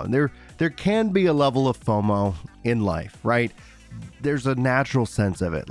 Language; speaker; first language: English; native; English